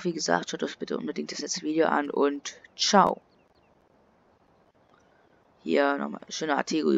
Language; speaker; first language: German; native; German